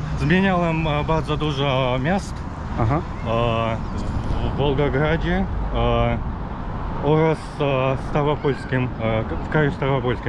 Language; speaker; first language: Polish; early bilingual, heritage; Russian